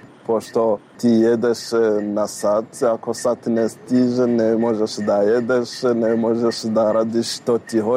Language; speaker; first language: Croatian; non-native, learner; Rundi